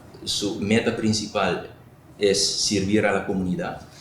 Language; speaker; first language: Spanish; non-native, local second language; Papiamento